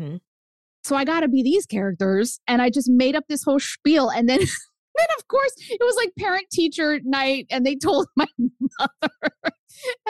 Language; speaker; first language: English; early bilingual, other home language; Spanish